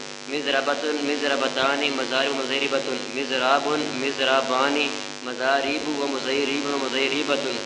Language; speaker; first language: Arabic; non-native, learner; Urdu